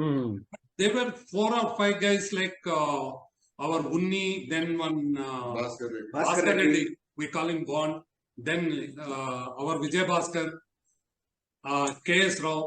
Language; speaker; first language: English; non-native, local second language; Telugu